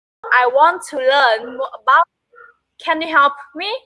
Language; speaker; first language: English; non-native, learner; Vietnamese